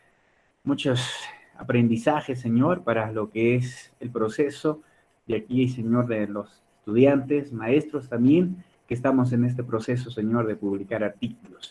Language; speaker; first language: Spanish; native; Spanish